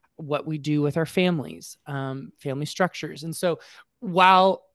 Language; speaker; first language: English; native; English